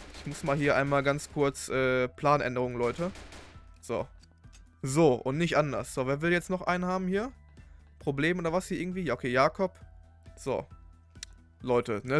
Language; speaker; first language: German; native; German